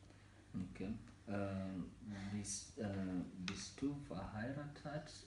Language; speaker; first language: German; non-native, learner; Swahili